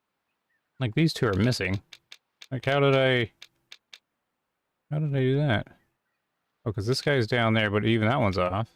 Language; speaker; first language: English; native; English